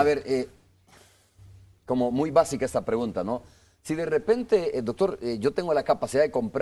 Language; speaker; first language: Spanish; native; Spanish